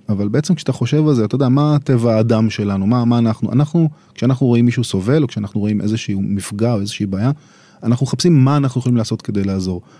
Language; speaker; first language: Hebrew; native; Hebrew